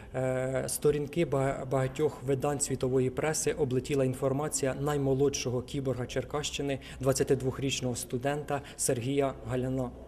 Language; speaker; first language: Ukrainian; native; Ukrainian